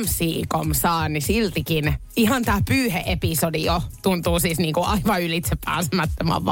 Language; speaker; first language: Finnish; native; Finnish